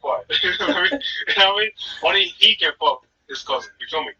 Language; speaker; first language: English; native; English